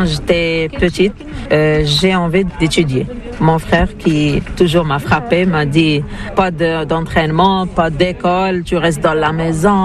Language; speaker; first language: French; non-native, learner; Arabic